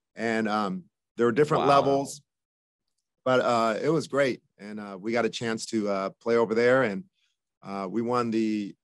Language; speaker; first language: English; native; English